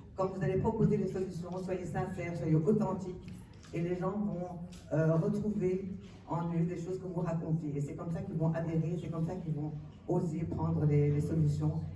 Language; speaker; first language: French; early bilingual, other home language; Arabic